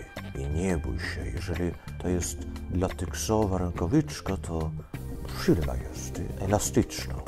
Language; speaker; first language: Polish; early bilingual, heritage; Polish